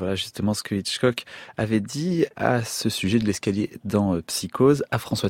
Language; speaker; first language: French; native; French